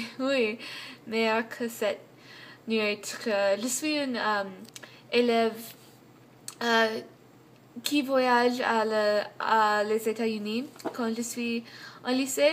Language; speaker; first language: French; non-native, learner; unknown